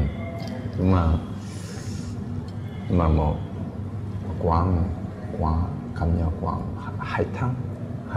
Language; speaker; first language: Vietnamese; non-native, learner; Korean